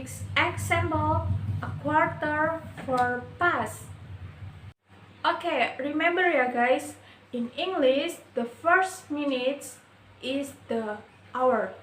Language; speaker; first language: English; non-native, learner; Indonesian